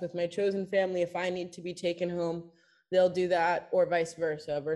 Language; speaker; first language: English; native; English